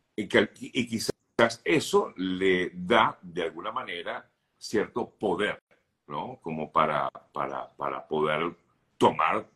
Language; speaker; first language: Spanish; native; Spanish